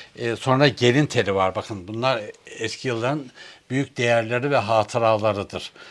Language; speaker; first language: Turkish; native; Turkish